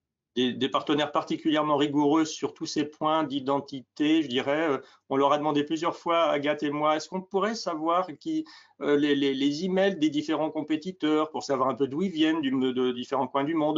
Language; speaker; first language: French; native; French